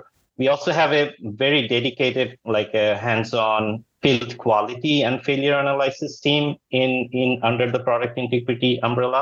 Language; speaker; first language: English; non-native, local second language; Bangla